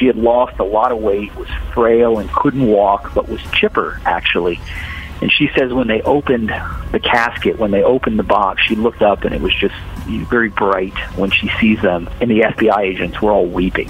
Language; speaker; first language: English; native; English